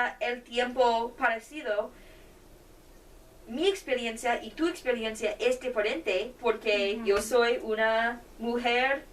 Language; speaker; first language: Spanish; non-native, learner; English